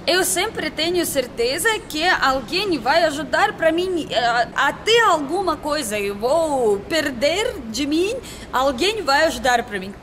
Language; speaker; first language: Portuguese; non-native, learner; Russian